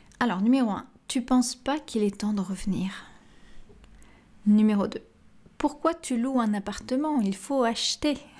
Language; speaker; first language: French; native; French